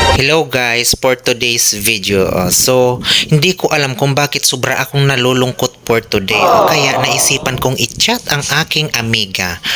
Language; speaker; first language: Filipino; native; Filipino